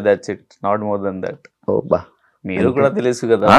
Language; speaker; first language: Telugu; non-native, learner; Hindi